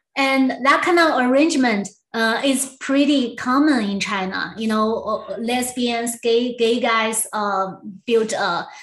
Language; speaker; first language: English; non-native, learner; Chinese